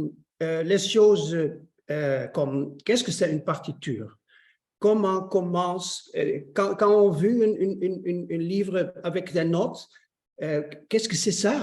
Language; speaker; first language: French; non-native, learner; Dutch